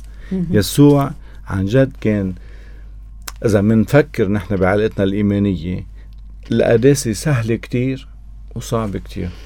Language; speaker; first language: Arabic; native; Arabic